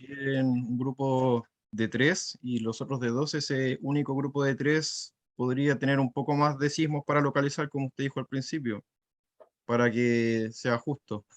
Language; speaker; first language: Spanish; native; Spanish